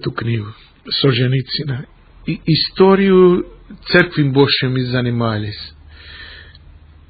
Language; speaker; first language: Russian; non-native, fluent; Greek